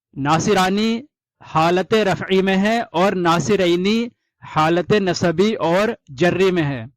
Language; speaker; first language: Urdu; native; Urdu